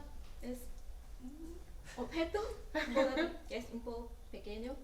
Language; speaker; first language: Spanish; non-native, learner; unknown